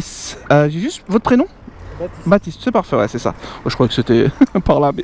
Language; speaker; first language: French; native; French